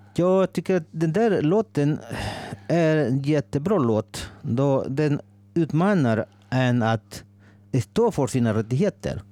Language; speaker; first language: Swedish; non-native, fluent; Spanish